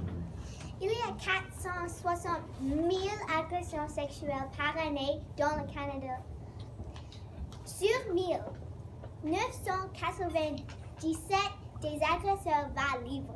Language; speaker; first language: French; non-native, learner; English